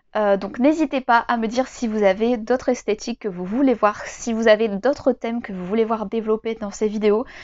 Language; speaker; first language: French; native; French